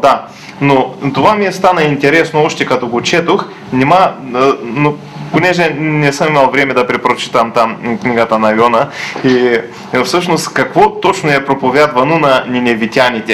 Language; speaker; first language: Bulgarian; native; Bulgarian